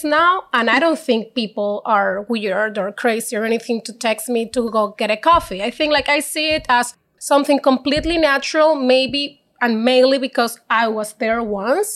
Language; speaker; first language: English; non-native, fluent; Spanish